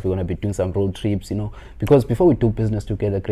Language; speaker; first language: English; non-native, local second language; Xhosa